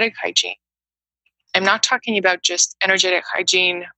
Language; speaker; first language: English; non-native, fluent; Russian